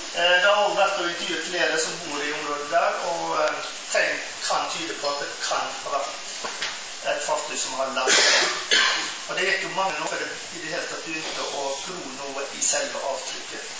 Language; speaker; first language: Norwegian; native; Norwegian